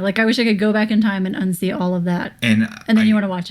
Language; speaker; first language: English; native; English